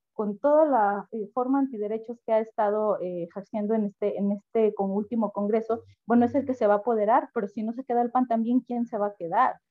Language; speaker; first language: Spanish; native; Spanish